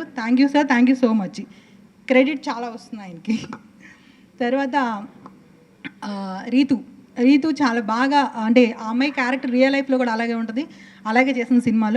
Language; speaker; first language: Telugu; native; Telugu